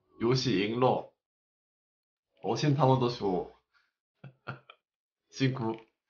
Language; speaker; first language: Chinese; non-native, fluent; Korean